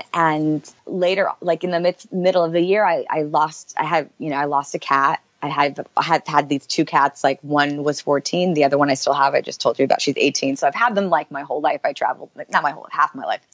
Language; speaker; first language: English; native; English